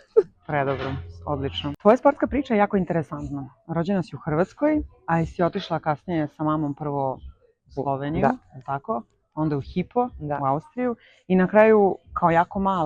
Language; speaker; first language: Croatian; native; Croatian